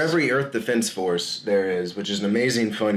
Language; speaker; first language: English; native; English